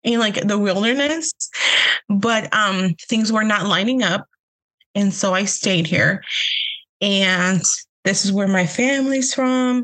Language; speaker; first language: English; early bilingual, other home language; Spanish